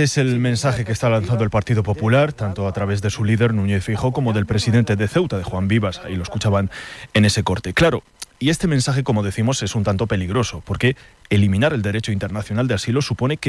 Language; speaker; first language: Spanish; native; Spanish